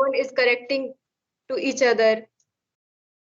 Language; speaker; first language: English; non-native, learner; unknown